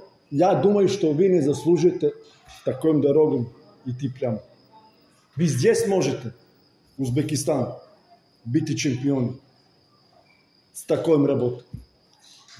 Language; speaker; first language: Russian; non-native, fluent; Serbian